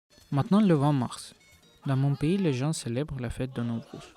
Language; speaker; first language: French; non-native, learner; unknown